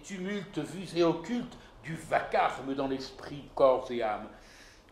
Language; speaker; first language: French; native; French